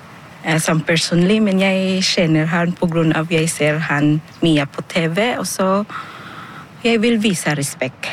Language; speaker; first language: Norwegian; non-native, fluent; Filipino